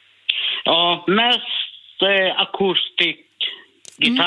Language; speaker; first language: Swedish; non-native, learner; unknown